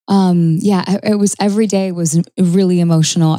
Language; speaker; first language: English; native; English